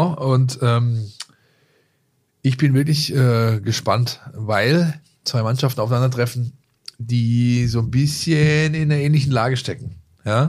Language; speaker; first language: German; native; German